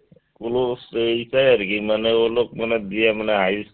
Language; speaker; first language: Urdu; non-native, local second language; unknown